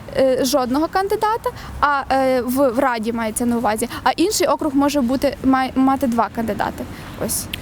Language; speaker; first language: Ukrainian; native; Ukrainian